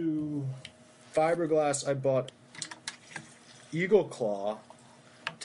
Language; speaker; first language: English; native; English